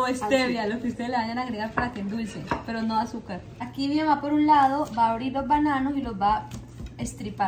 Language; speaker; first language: Spanish; native; Spanish